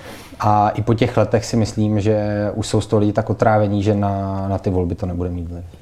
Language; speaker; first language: Czech; native; Czech